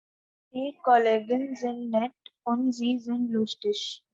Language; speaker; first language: German; non-native, learner; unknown